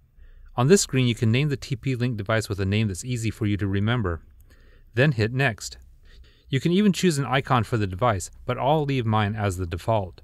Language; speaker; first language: English; native; English